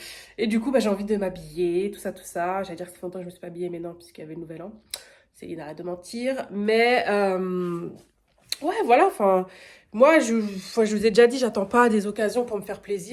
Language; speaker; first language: French; native; French